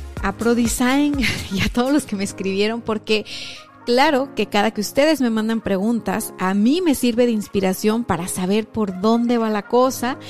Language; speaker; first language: Spanish; native; Spanish